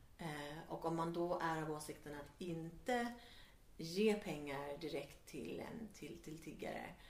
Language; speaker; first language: Swedish; native; Swedish